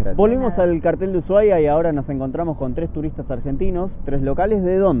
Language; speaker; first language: Spanish; native; Spanish